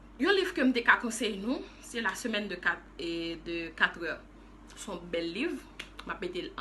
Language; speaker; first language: French; non-native, local second language; Haitian Creole